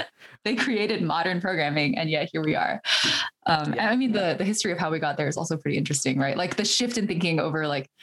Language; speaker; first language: English; early bilingual, other home language; Chinese